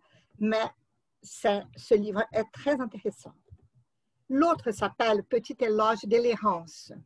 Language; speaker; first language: French; non-native, fluent; Portuguese